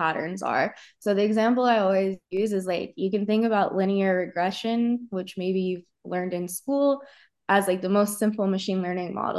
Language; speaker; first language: English; native; English